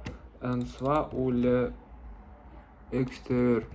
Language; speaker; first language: French; non-native, learner; Russian